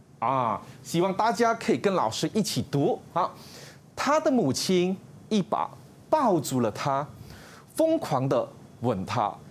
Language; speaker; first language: Chinese; native; Chinese